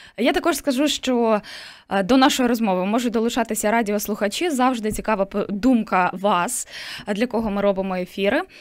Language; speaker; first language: Ukrainian; native; Ukrainian